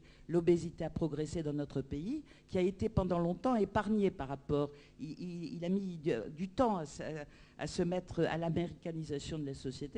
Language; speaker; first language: French; native; French